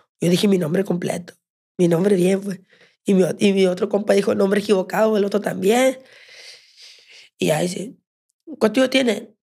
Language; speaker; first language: Spanish; native; Spanish